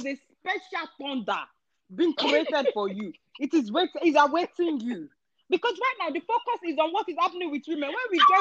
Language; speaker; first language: English; non-native, local second language; Yoruba